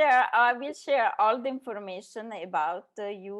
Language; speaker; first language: English; non-native, learner; Italian